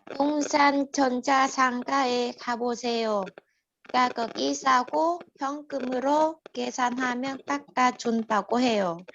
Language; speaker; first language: Korean; non-native, learner; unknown